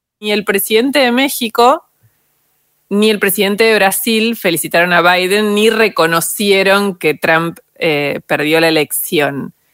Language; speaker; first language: Spanish; native; Spanish